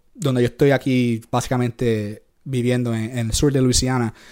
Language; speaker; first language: Spanish; early bilingual, heritage; Spanish